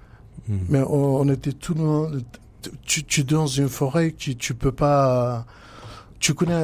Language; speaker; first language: French; non-native, learner; Kurdish